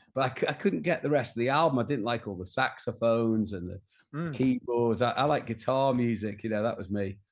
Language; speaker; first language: English; native; English